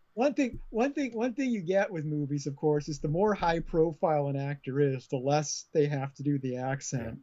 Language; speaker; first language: English; native; English